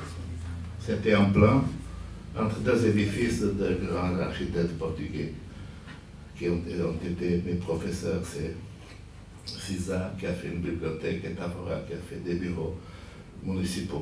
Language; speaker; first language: French; non-native, fluent; Portuguese